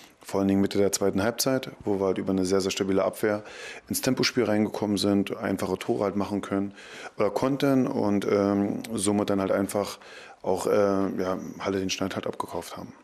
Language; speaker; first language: German; native; German